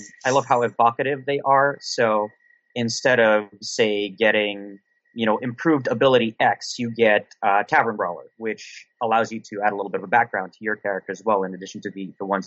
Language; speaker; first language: English; non-native, local second language; Filipino